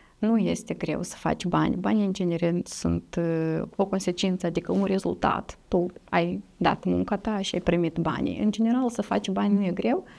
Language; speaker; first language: Romanian; native; Romanian